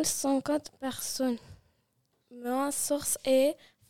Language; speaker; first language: French; non-native, learner; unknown